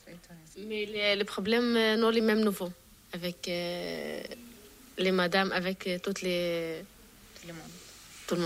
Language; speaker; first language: French; non-native, learner; Arabic